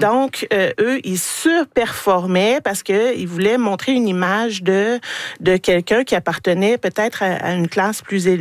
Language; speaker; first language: French; native; French